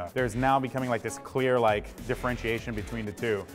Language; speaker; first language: English; native; English